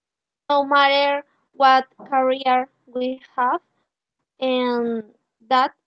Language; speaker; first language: English; non-native, learner; Spanish